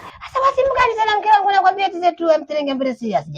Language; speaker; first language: Swahili; native; Swahili